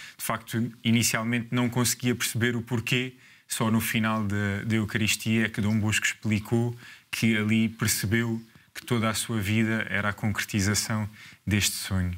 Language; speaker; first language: Portuguese; native; Portuguese